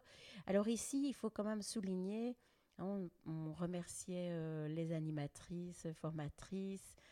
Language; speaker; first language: French; native; French